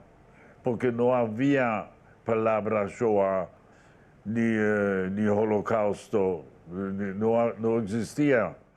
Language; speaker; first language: Spanish; non-native, fluent; Yiddish